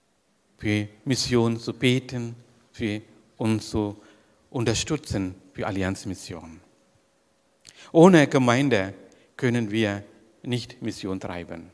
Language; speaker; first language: German; non-native, learner; Sinhala